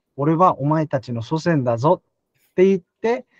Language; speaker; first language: Japanese; native; Japanese